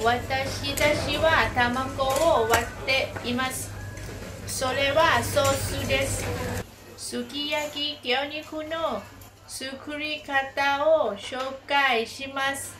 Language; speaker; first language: Japanese; non-native, learner; Thai